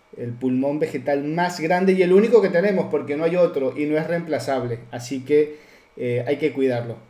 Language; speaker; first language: Spanish; native; Spanish